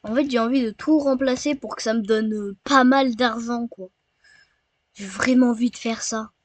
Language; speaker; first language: French; native; French